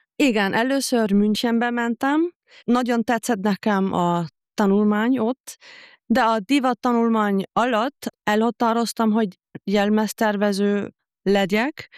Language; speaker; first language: Hungarian; non-native, fluent; German